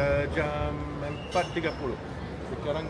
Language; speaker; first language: Indonesian; non-native, learner; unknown